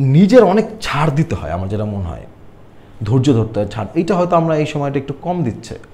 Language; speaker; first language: Bangla; native; Bangla